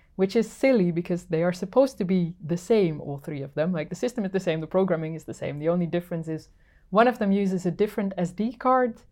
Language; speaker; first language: English; non-native, fluent; Dutch